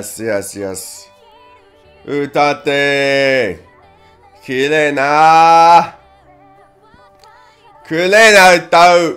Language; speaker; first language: Japanese; non-native, learner; English